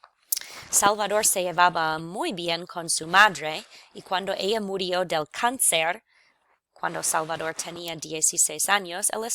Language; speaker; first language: Spanish; non-native, fluent; English